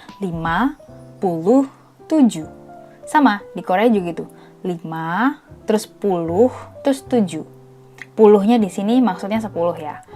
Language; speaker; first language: Indonesian; native; Indonesian